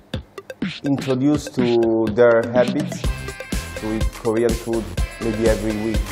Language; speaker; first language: English; non-native, fluent; Italian